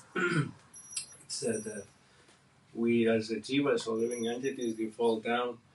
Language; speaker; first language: English; non-native, fluent; Lithuanian